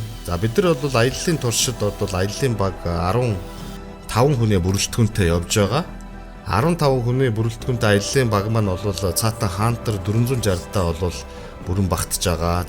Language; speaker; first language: Mongolian; native; Mongolian